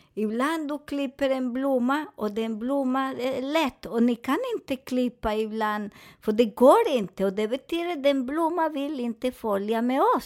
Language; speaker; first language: Swedish; non-native, fluent; Spanish